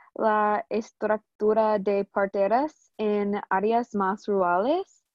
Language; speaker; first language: Spanish; non-native, learner; English